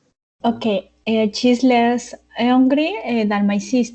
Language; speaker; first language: English; non-native, learner; Spanish